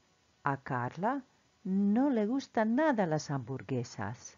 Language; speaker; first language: Spanish; non-native, fluent; Croatian